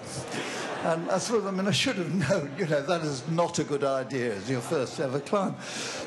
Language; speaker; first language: English; native; English